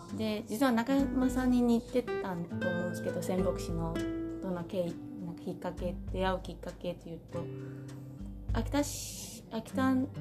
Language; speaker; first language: Japanese; non-native, fluent; Chinese